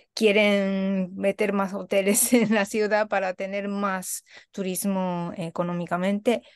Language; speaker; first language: Spanish; non-native, fluent; Japanese